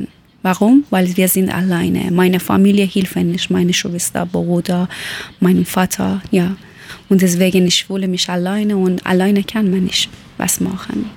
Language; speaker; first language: German; non-native, learner; Persian